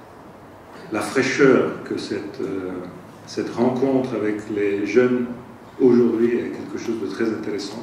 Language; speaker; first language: French; non-native, fluent; Italian